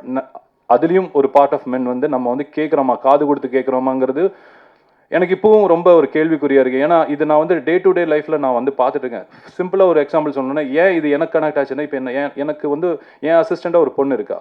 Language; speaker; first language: Tamil; native; Tamil